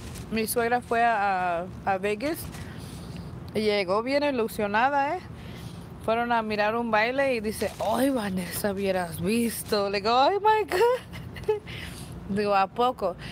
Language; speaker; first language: Spanish; native; Spanish